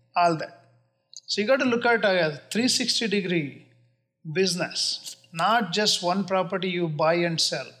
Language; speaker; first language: English; non-native, local second language; Kannada